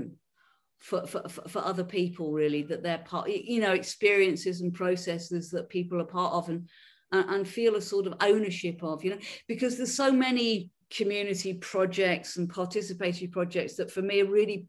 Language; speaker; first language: English; native; English